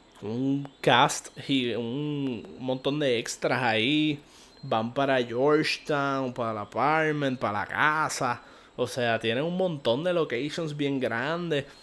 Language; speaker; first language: Spanish; native; Spanish